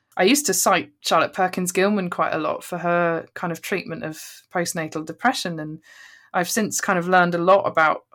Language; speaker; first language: English; native; English